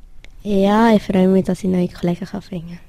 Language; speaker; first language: German; non-native, learner; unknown